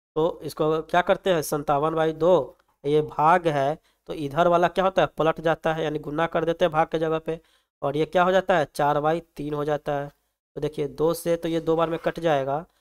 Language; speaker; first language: Hindi; native; Hindi